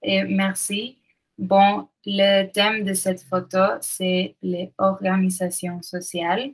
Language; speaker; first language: French; non-native, learner; Spanish